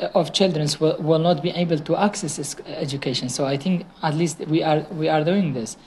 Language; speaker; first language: English; non-native, fluent; Kurdish